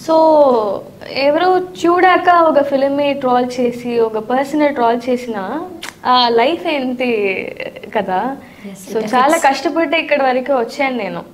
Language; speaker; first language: Telugu; non-native, learner; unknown